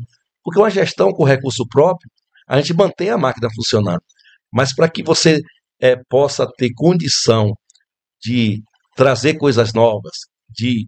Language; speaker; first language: Portuguese; native; Portuguese